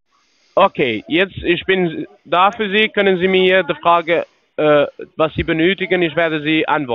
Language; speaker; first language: German; non-native, learner; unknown